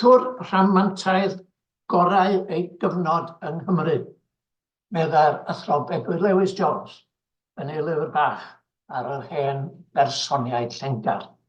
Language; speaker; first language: Welsh; native; Welsh